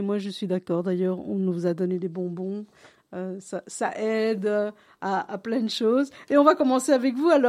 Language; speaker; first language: French; native; French